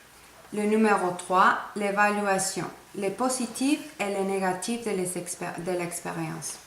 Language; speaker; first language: French; non-native, fluent; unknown